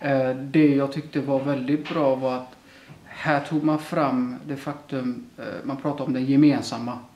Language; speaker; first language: Swedish; early bilingual, other home language; Somali